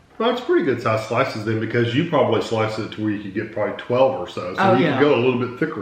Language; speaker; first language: English; native; English